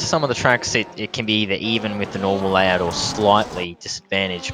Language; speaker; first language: English; native; English